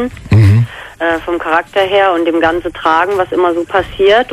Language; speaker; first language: German; native; German